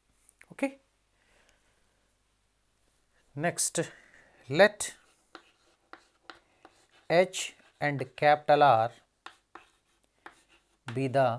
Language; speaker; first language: English; non-native, local second language; Telugu